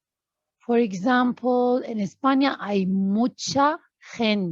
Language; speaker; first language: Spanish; non-native, learner; Arabic